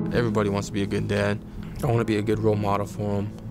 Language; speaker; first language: English; native; English